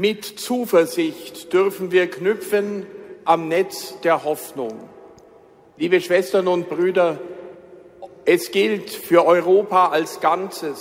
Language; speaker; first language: German; native; German